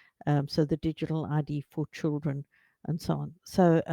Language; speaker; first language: English; native; English